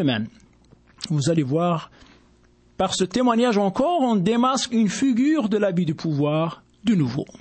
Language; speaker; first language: French; native; French